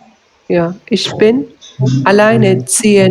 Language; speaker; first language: German; non-native, learner; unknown